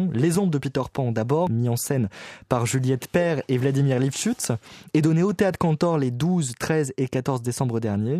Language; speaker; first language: French; native; French